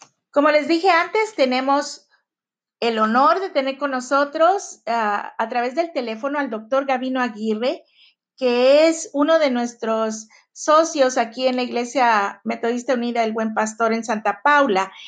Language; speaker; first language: Spanish; native; Spanish